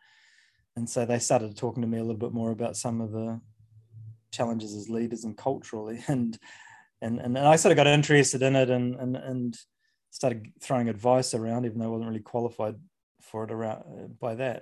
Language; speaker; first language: English; native; English